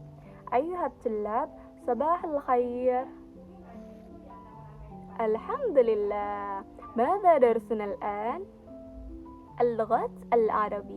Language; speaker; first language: Arabic; non-native, learner; Indonesian